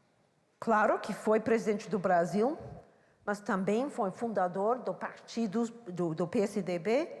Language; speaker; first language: Portuguese; non-native, learner; English